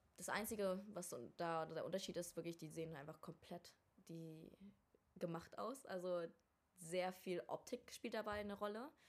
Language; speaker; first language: German; early bilingual, other home language; Vietnamese